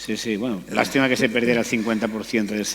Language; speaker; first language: Spanish; native; Spanish